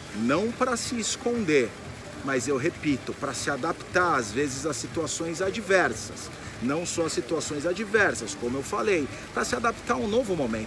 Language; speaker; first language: Portuguese; native; Portuguese